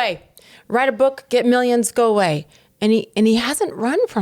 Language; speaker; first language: English; native; English